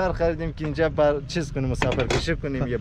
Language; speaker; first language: Persian; native; Persian